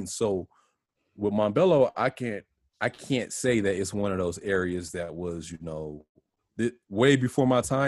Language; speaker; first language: English; native; English